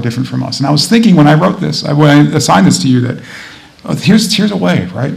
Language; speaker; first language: English; native; English